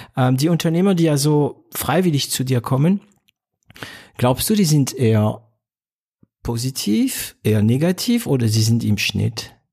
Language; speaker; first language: German; non-native, fluent; French